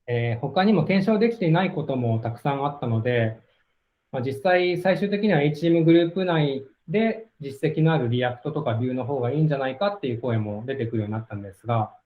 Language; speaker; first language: Japanese; native; Japanese